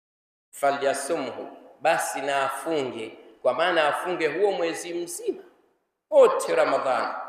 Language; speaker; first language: Swahili; native; Swahili